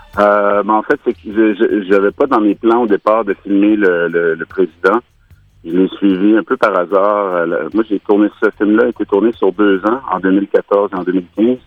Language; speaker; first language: French; native; French